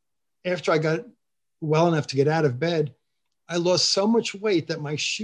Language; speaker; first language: English; native; English